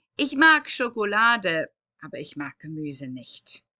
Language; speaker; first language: German; non-native, learner; English